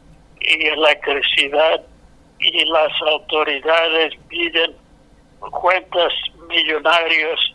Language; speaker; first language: Spanish; non-native, fluent; English